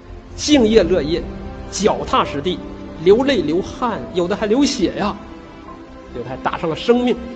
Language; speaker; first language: Chinese; native; Chinese